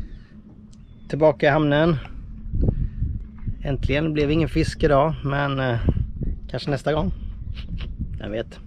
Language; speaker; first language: Swedish; native; Swedish